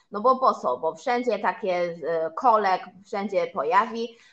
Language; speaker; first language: Polish; non-native, learner; Chinese